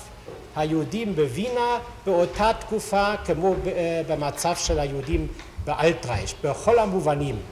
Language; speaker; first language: Hebrew; non-native, fluent; German